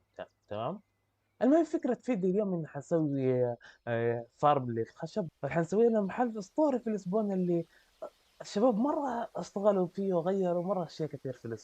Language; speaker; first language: Arabic; native; Arabic